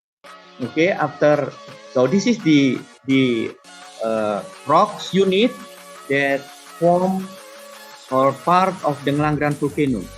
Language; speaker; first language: English; non-native, fluent; Indonesian